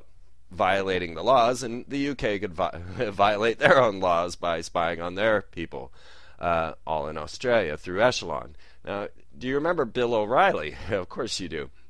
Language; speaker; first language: English; native; English